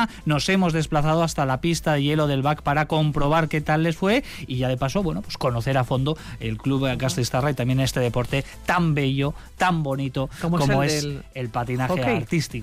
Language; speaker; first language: Spanish; native; Spanish